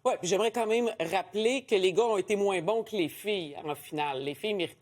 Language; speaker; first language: French; native; French